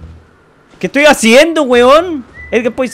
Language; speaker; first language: Spanish; native; Spanish